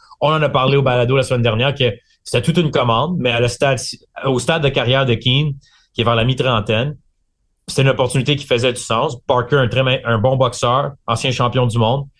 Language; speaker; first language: French; native; French